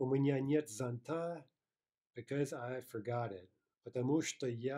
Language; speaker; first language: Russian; non-native, fluent; English